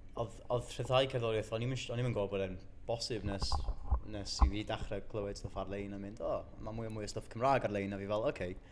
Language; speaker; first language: Welsh; native; Welsh